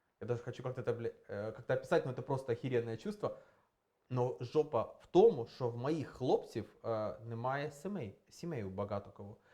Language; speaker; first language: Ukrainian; non-native, local second language; Russian